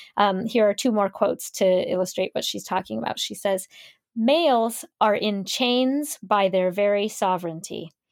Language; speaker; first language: English; native; English